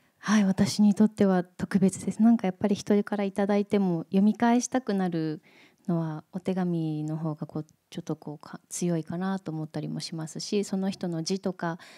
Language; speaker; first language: Japanese; native; Japanese